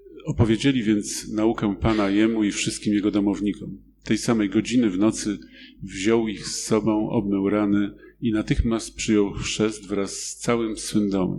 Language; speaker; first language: Polish; native; Polish